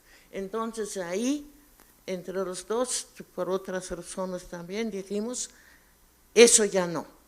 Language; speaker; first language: Spanish; non-native, fluent; German